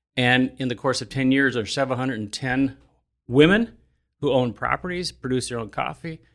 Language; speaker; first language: English; native; English